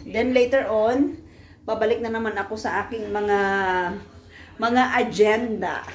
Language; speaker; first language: Filipino; native; Filipino